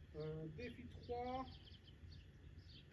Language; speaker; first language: French; native; French